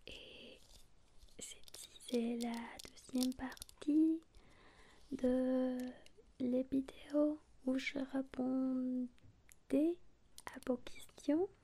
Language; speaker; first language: French; non-native, learner; Spanish